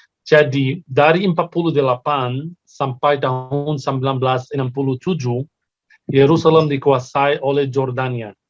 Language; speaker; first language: Indonesian; non-native, fluent; Arabic